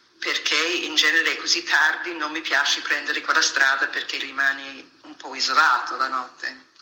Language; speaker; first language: Italian; non-native, fluent; English